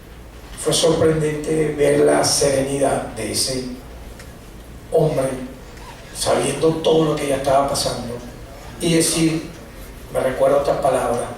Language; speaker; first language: Spanish; native; Spanish